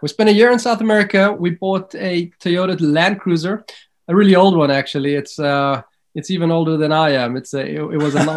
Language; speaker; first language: English; native; English